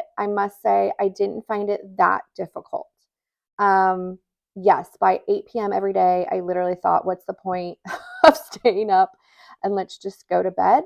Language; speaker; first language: English; native; English